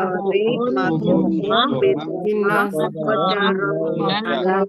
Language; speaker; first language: Arabic; non-native, learner; Indonesian